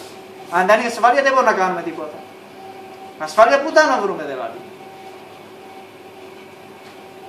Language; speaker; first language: Greek; non-native, learner; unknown